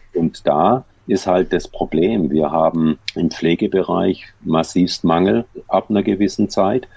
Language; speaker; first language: German; native; German